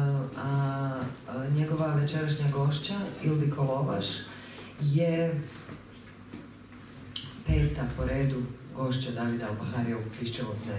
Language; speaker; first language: Croatian; native; Croatian